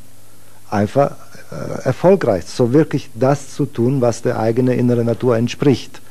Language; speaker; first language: German; non-native, fluent; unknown